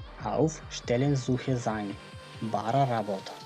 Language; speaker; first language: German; non-native, fluent; Macedonian